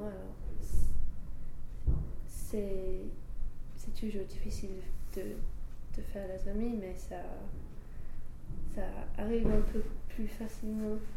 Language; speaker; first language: French; non-native, fluent; English